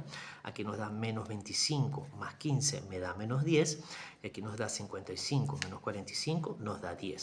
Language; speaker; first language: Spanish; native; Spanish